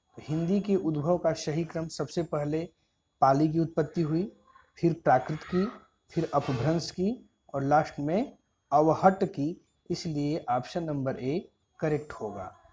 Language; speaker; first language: Hindi; native; Hindi